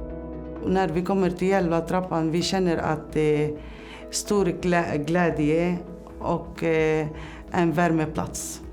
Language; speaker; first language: Swedish; non-native, fluent; Arabic